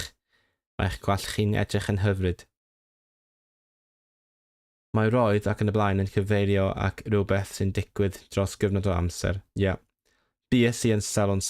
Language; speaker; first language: Welsh; non-native, learner; Cantonese